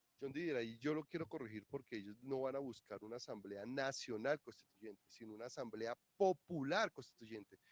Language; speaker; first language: Spanish; native; Spanish